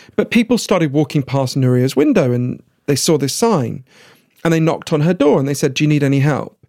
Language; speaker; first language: English; native; English